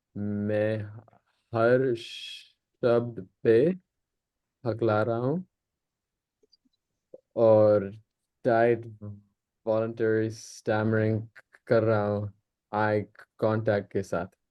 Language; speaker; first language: Hindi; non-native, local second language; English